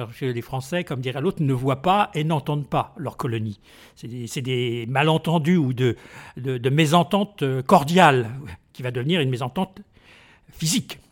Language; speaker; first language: French; native; French